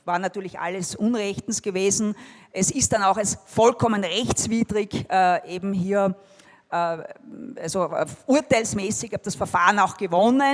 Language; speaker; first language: German; native; German